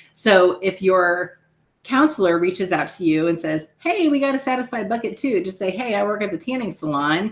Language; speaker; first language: English; native; English